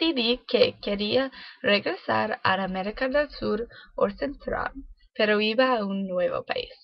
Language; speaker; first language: Spanish; non-native, learner; English